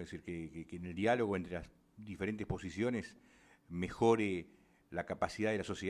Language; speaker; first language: Spanish; native; Spanish